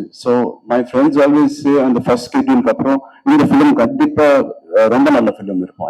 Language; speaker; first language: Tamil; non-native, local second language; Telugu